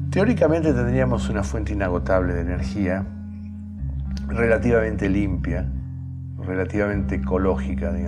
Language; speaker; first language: Spanish; native; Spanish